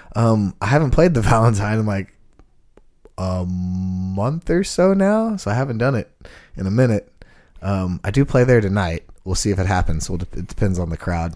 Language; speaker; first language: English; native; English